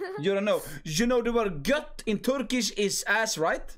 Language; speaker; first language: English; non-native, fluent; Swedish